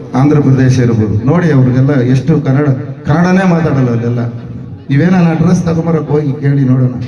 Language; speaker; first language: Kannada; non-native, local second language; Telugu